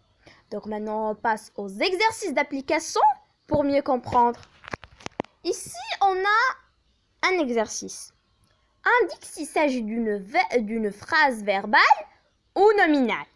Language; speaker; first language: French; non-native, local second language; Arabic